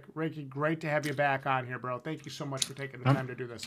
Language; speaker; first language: English; native; English